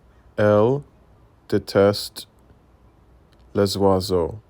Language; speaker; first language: French; non-native, learner; English